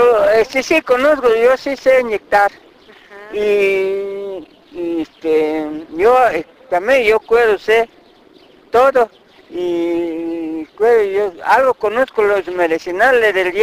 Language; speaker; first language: Spanish; non-native, local second language; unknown